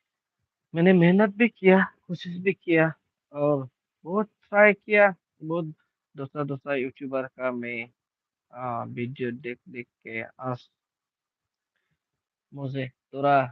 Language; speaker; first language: Hindi; non-native, local second language; Bodo